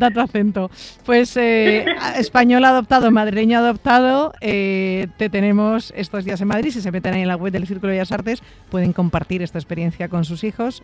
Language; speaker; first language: Spanish; native; Spanish